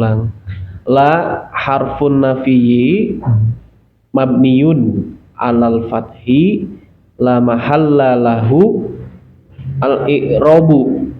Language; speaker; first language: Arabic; non-native, learner; Indonesian